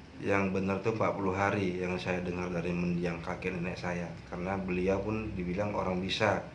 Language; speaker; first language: Indonesian; native; Indonesian